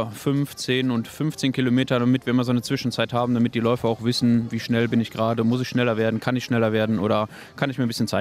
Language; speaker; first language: German; native; German